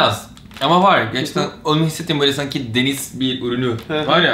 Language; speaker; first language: Turkish; non-native, fluent; Portuguese